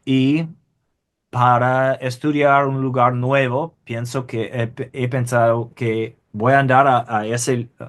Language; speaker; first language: Spanish; non-native, fluent; English